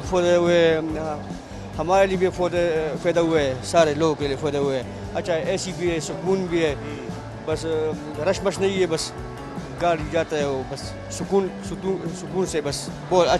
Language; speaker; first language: Hindi; non-native, local second language; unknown